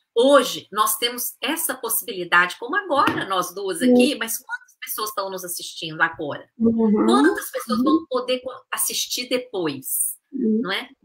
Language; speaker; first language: Portuguese; native; Portuguese